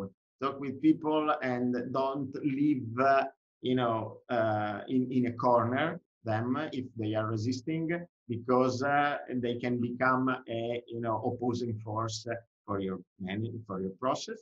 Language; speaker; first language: English; non-native, fluent; Italian